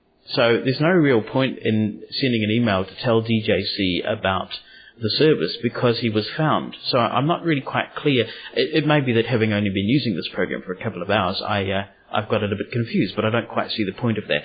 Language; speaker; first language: English; native; English